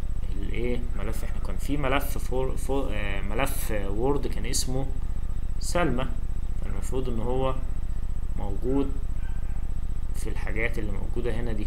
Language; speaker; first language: Arabic; native; Arabic